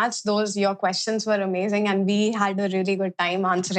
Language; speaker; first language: English; non-native, local second language; Hindi